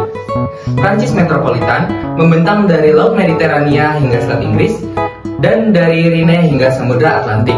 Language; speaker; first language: Indonesian; native; Indonesian